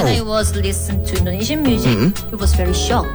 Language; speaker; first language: English; non-native, learner; Korean